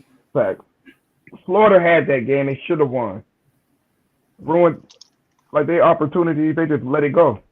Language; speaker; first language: English; native; English